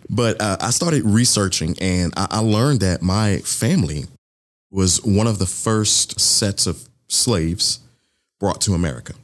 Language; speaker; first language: English; early bilingual, other home language; Yoruba